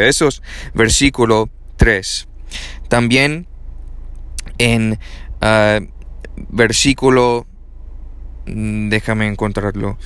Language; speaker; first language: Spanish; non-native, learner; English